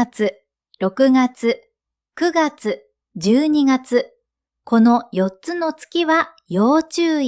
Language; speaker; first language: Japanese; non-native, fluent; Vietnamese